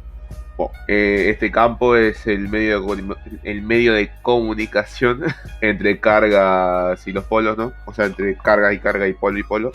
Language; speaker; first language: Spanish; native; Spanish